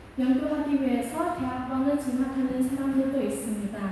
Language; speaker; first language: Korean; non-native, local second language; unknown